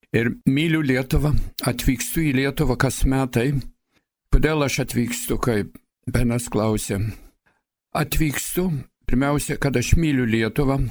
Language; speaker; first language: Lithuanian; early bilingual, heritage; Lithuanian